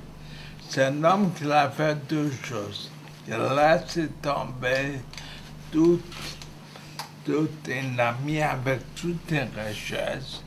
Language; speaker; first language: French; non-native, fluent; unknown